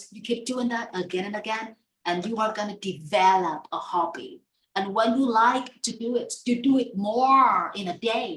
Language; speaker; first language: English; non-native, fluent; Vietnamese